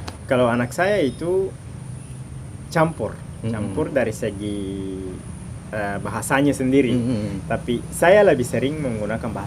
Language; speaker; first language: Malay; non-native, fluent; Arabic